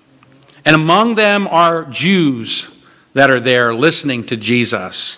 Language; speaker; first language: English; native; English